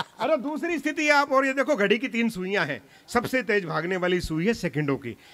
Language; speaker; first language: Hindi; non-native, local second language; Punjabi